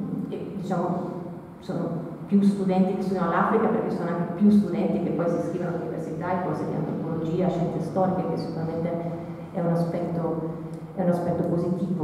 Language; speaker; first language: Italian; native; Italian